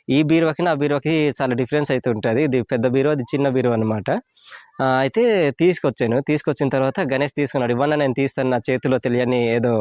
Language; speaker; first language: Telugu; native; Telugu